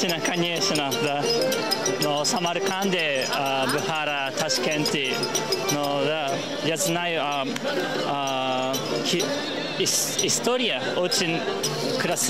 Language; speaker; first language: Russian; non-native, learner; Japanese